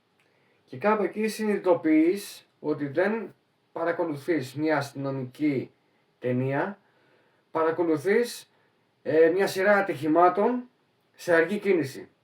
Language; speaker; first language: Greek; native; Greek